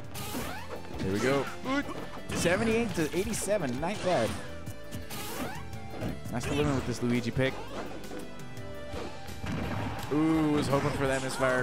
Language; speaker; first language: English; native; English